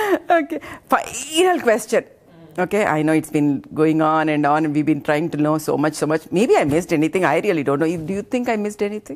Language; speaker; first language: English; non-native, local second language; Telugu